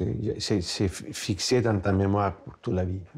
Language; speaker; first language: French; non-native, fluent; Spanish